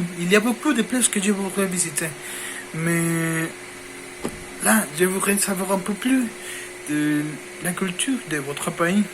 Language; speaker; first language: French; non-native, learner; Spanish